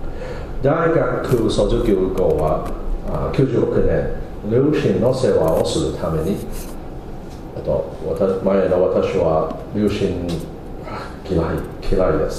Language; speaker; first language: Japanese; non-native, fluent; English